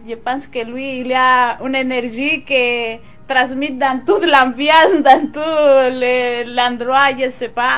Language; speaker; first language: French; non-native, local second language; Spanish